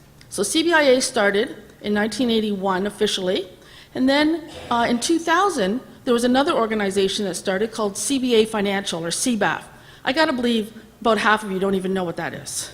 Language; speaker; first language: English; native; English